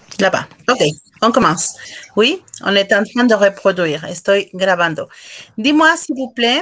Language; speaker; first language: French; non-native, fluent; Spanish